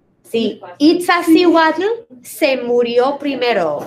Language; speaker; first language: Spanish; non-native, fluent; English